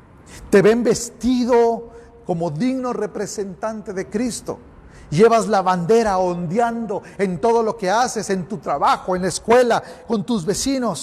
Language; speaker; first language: Spanish; native; Spanish